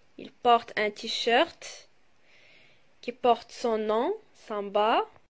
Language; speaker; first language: French; non-native, local second language; Arabic